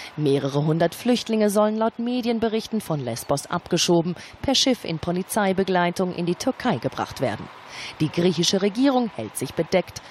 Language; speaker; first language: German; native; German